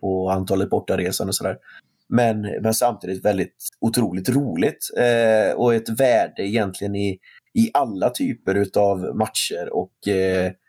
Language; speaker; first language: Swedish; native; Swedish